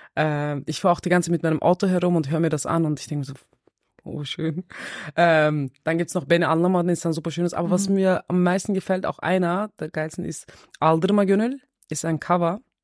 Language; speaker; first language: German; early bilingual, other home language; Turkish